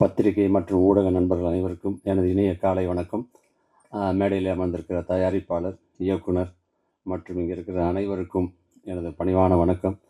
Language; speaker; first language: Tamil; native; Tamil